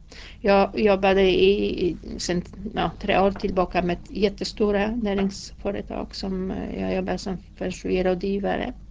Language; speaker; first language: Swedish; non-native, fluent; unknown